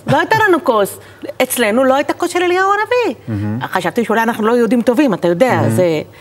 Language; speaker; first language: Hebrew; native; Hebrew